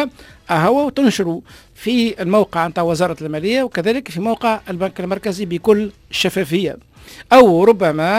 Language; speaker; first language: Arabic; native; Arabic